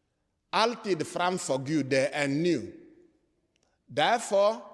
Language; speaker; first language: Swedish; non-native, fluent; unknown